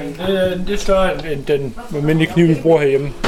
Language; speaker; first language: Danish; native; Danish